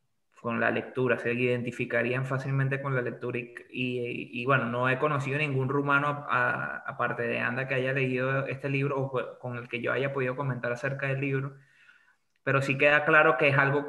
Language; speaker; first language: Spanish; non-native, fluent; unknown